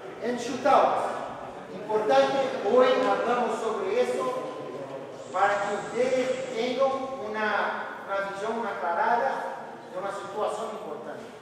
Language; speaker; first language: Spanish; non-native, fluent; Portuguese